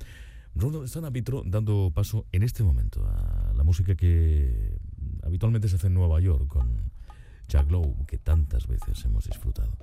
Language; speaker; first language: Spanish; native; Spanish